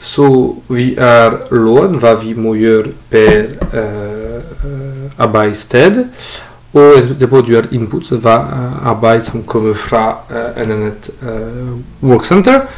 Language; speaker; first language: Norwegian; non-native, fluent; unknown